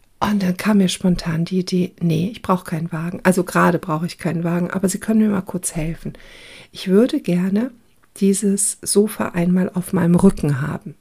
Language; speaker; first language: German; early bilingual, other home language; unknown